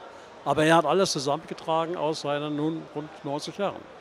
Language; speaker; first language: German; native; German